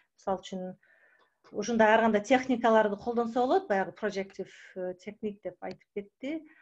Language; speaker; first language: Kyrgyz; native; Kyrgyz